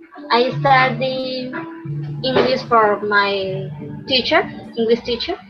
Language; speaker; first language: English; non-native, learner; Spanish